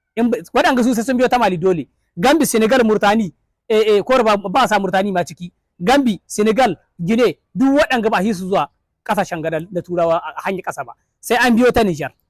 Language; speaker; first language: Hausa; native; Hausa